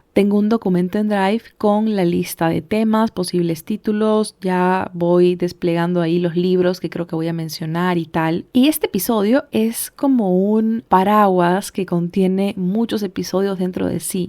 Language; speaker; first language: Spanish; native; Spanish